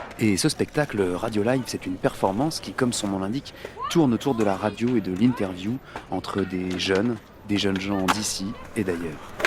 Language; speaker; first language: French; native; French